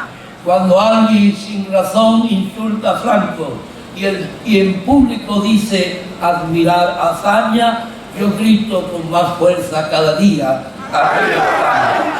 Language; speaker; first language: Spanish; native; Spanish